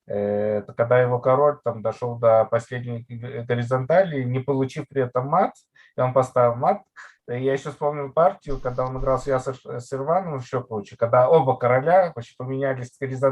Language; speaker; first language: Russian; native; Russian